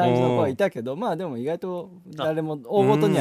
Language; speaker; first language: Japanese; native; Japanese